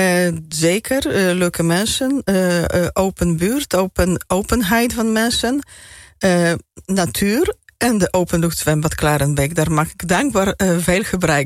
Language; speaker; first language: Dutch; non-native, fluent; Polish